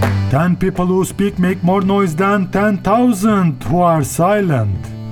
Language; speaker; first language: English; non-native, fluent; Turkish